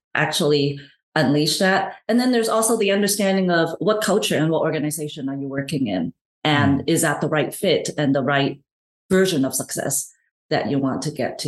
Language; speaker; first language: English; non-native, local second language; Cantonese